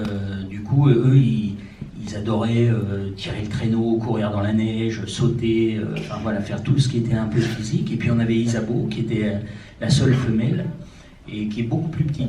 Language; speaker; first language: French; native; French